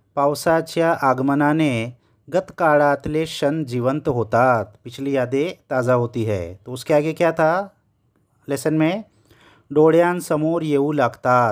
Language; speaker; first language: Hindi; native; Hindi